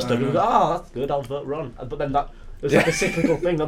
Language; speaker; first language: English; native; English